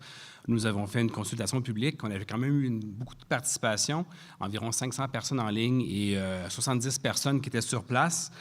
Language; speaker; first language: French; native; French